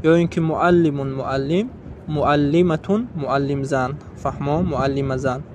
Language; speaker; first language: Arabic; non-native, fluent; Tajik